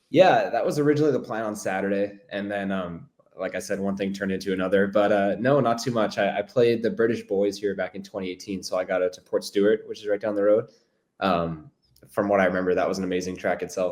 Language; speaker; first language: English; native; English